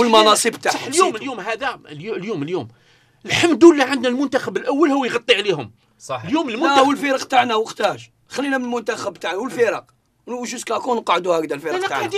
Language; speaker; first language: Arabic; native; Arabic